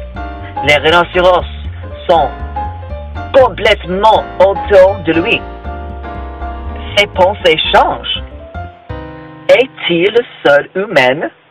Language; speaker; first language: French; non-native, learner; English